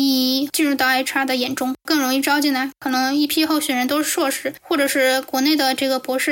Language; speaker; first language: Chinese; native; Chinese